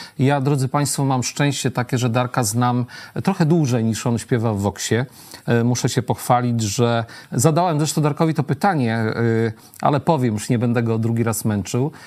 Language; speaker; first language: Polish; native; Polish